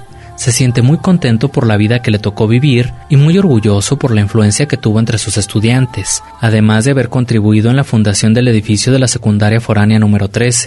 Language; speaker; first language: Spanish; native; Spanish